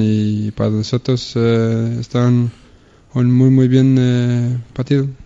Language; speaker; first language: Spanish; non-native, learner; Danish